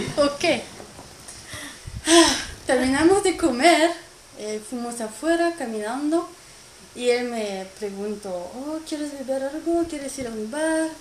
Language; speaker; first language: Spanish; non-native, learner; French